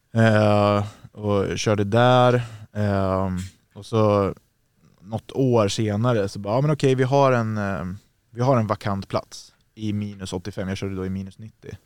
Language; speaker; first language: Swedish; native; Swedish